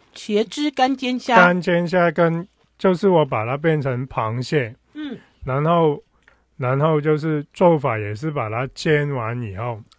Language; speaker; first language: Chinese; non-native, local second language; Cantonese